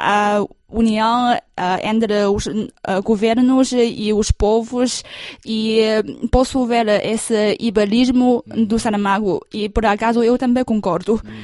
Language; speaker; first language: Portuguese; non-native, fluent; Chinese